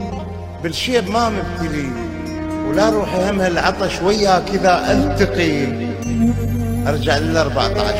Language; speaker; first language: Arabic; native; Arabic